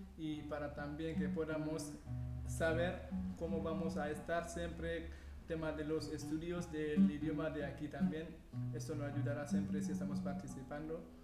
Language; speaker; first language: Spanish; non-native, fluent; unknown